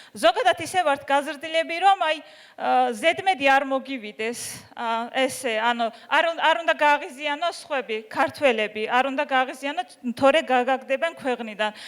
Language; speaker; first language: Georgian; non-native, local second language; Azerbaijani